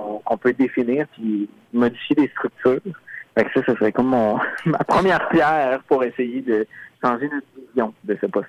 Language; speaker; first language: French; native; French